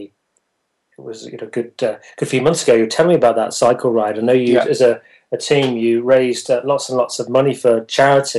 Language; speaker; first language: English; native; English